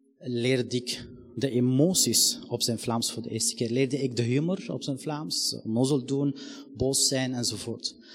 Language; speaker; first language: Dutch; non-native, fluent; Arabic